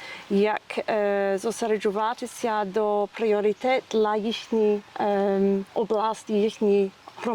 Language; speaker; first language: Ukrainian; non-native, learner; English